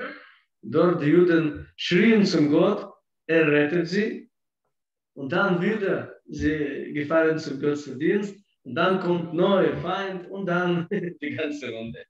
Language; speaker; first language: German; non-native, fluent; Russian